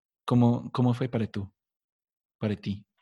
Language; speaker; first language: Spanish; non-native, fluent; English